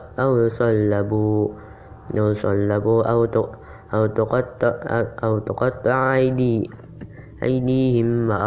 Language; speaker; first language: Arabic; non-native, learner; Indonesian